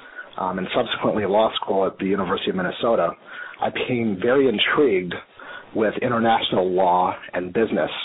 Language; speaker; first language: English; native; English